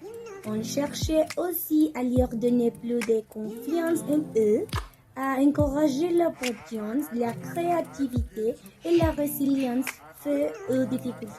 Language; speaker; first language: French; non-native, learner; Spanish